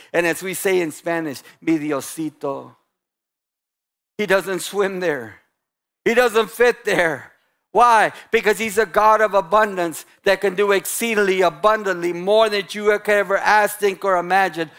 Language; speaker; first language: English; native; English